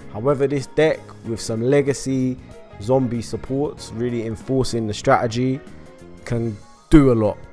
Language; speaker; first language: English; native; English